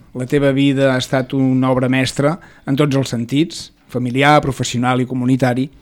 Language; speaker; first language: Catalan; native; Catalan